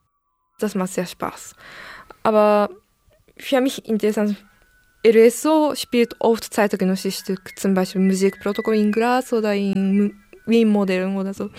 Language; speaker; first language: German; non-native, learner; Japanese